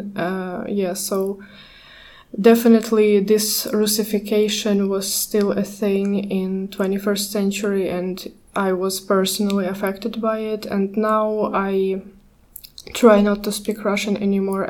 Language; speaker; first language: English; non-native, fluent; Ukrainian